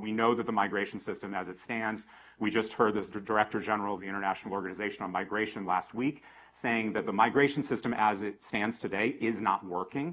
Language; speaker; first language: English; native; English